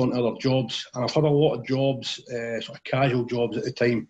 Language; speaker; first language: English; native; English